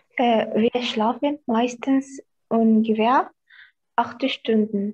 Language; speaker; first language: German; non-native, learner; Arabic